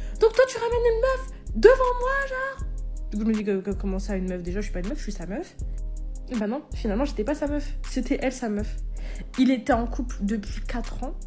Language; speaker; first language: French; native; French